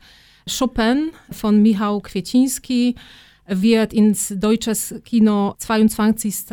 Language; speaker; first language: German; non-native, fluent; Polish